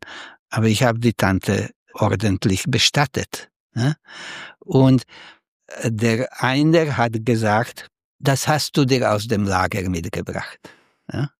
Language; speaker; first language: German; non-native, fluent; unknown